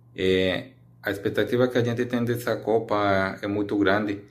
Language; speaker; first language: Portuguese; non-native, learner; Spanish